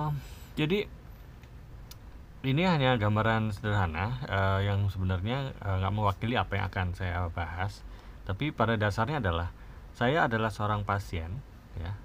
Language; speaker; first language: Indonesian; native; Indonesian